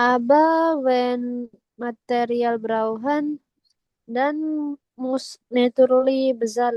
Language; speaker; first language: German; non-native, learner; Indonesian